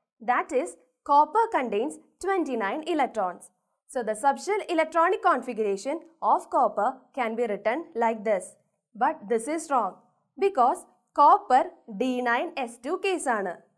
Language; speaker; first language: English; non-native, local second language; Malayalam